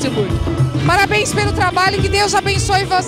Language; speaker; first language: Portuguese; native; Portuguese